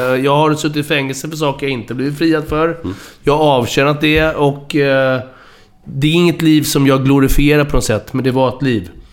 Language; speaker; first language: Swedish; native; Swedish